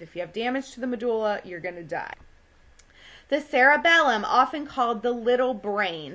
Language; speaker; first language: English; native; English